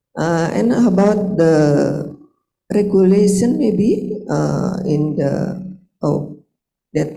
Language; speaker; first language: English; non-native, learner; Indonesian